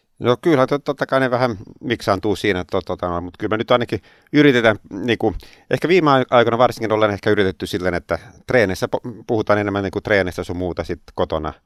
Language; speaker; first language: Finnish; non-native, local second language; Swedish